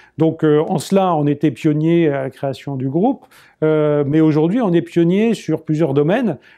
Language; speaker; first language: French; native; French